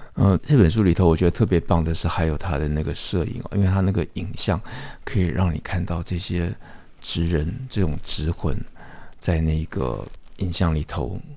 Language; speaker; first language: Chinese; native; Chinese